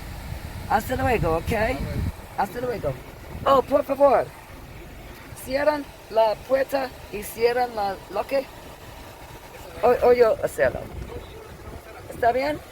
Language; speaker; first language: Spanish; non-native, learner; English